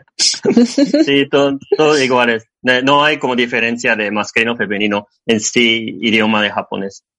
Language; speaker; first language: Spanish; non-native, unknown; Japanese